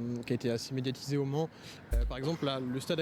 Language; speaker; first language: French; native; French